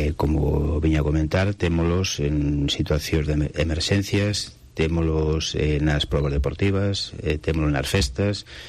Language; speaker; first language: Galician; native; Galician